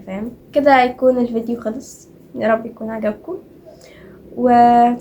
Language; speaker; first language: Arabic; native; Arabic